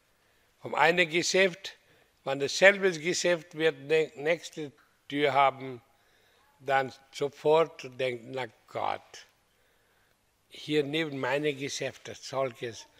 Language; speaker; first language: German; non-native, learner; Hindi